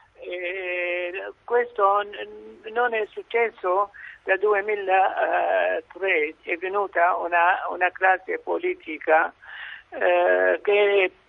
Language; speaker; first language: Italian; non-native, fluent; Arabic